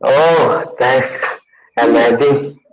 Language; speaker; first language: English; non-native, learner; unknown